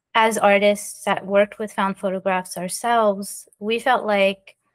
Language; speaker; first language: English; early bilingual, other home language; French